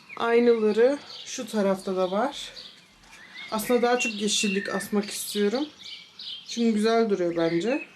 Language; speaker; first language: Turkish; early bilingual, heritage; Turkish